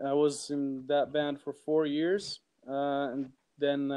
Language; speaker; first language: English; early bilingual, heritage; English